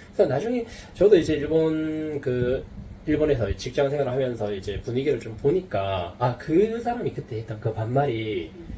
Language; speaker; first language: Korean; native; Korean